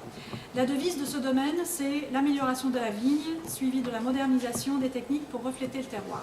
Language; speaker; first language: French; non-native, local second language; Arabic